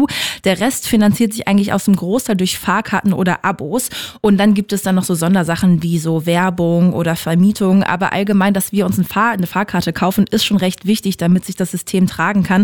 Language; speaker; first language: German; native; German